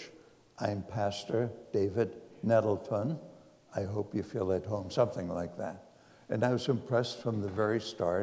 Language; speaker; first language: English; non-native, fluent; German